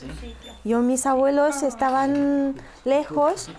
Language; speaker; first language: Spanish; non-native, fluent; Romanian